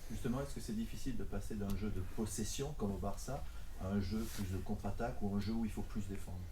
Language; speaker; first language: French; native; French